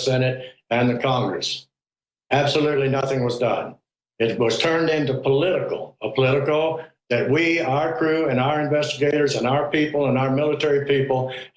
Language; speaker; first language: English; native; English